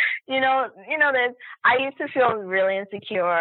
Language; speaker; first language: English; non-native, local second language; Yoruba